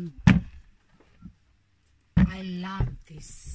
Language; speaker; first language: English; non-native, fluent; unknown